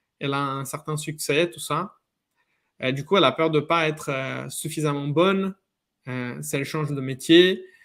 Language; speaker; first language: French; non-native, fluent; Portuguese